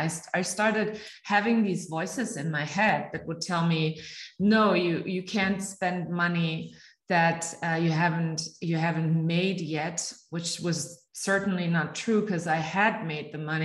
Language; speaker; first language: English; non-native, fluent; German